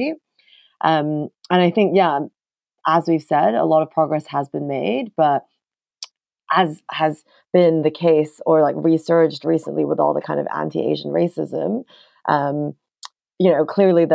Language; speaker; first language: English; non-native, local second language; Cantonese